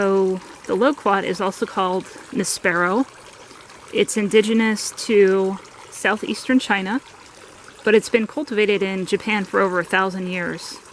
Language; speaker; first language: English; native; English